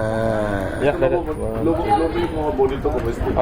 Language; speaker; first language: English; non-native, learner; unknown